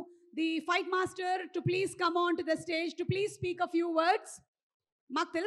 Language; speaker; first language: Telugu; native; Telugu